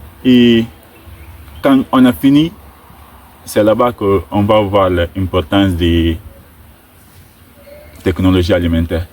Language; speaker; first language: French; non-native, learner; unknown